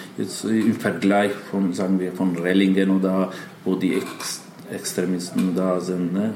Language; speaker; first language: German; non-native, fluent; Albanian